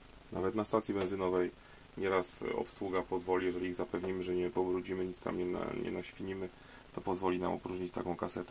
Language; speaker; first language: Polish; native; Polish